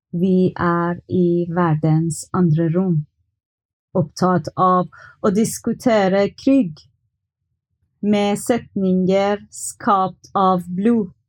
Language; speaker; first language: Norwegian; non-native, learner; Persian